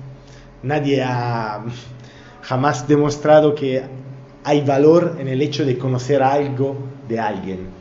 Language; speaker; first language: Spanish; non-native, learner; Italian